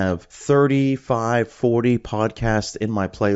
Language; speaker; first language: English; native; English